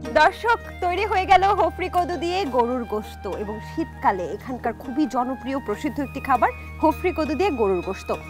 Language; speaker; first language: Bangla; native; Bangla